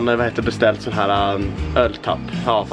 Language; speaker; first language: Swedish; native; Swedish